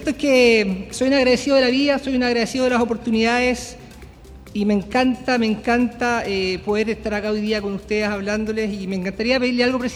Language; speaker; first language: Spanish; native; Spanish